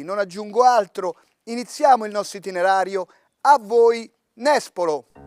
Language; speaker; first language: Italian; native; Italian